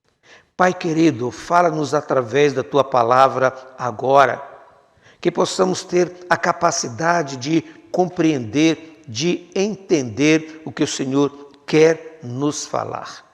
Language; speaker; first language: Portuguese; native; Portuguese